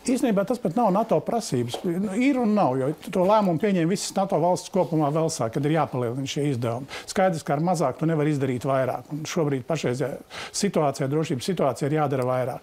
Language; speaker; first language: Latvian; native; Latvian